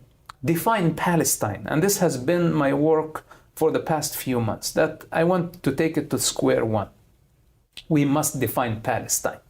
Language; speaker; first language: English; non-native, fluent; Arabic